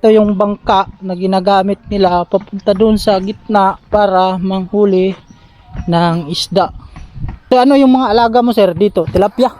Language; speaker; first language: Filipino; non-native, local second language; Waray